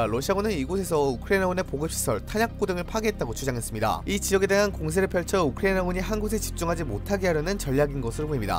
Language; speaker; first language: Korean; native; Korean